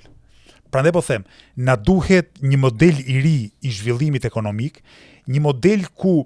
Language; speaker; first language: Albanian; native; Albanian